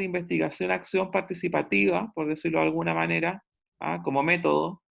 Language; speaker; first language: Spanish; native; Spanish